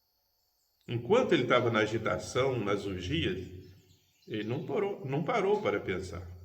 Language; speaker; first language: Portuguese; native; Portuguese